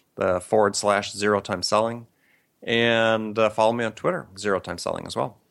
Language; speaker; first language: English; native; English